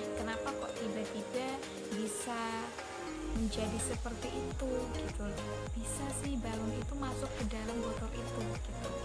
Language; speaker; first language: Indonesian; non-native, local second language; Madurese